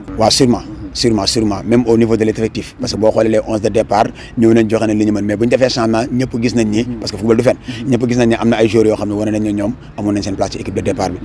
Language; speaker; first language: Wolof; native; Wolof